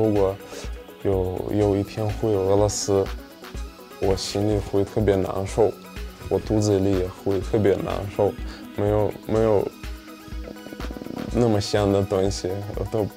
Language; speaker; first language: Chinese; non-native, fluent; Russian